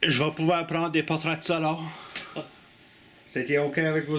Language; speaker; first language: French; native; French